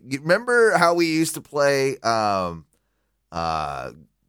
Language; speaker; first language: English; native; English